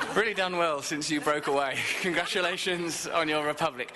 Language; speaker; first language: English; native; English